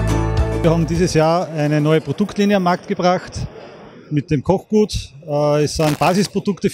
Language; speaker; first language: German; native; German